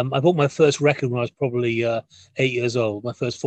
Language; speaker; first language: English; native; English